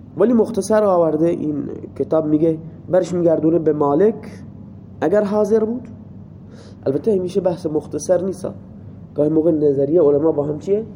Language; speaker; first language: Persian; non-native, local second language; Baluchi